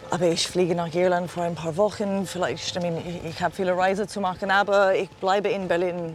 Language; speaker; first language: German; non-native, learner; English